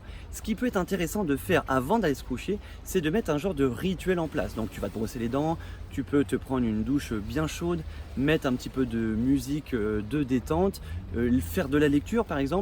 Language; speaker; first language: French; native; French